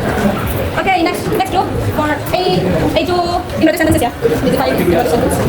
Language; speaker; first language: English; non-native, learner; Indonesian